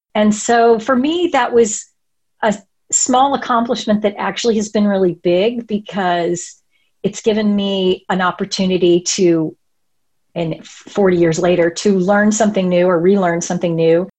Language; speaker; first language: English; native; English